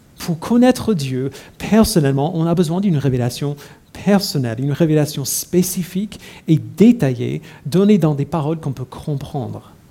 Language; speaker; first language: French; non-native, fluent; English